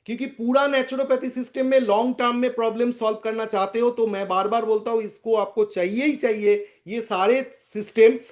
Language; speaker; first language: Hindi; non-native, local second language; Bangla